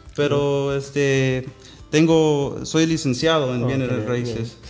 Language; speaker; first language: Spanish; early bilingual, heritage; Spanish